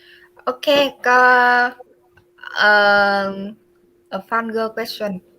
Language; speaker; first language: English; non-native, learner; Vietnamese